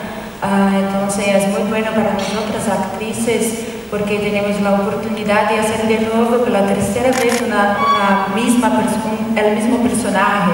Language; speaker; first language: Spanish; non-native, learner; Portuguese